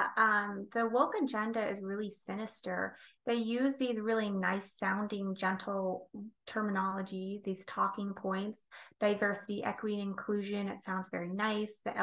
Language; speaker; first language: English; native; English